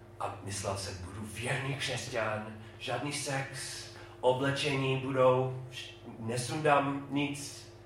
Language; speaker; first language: Czech; non-native, fluent; English